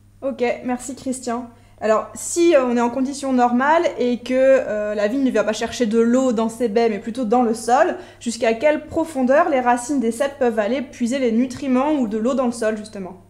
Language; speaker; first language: French; native; French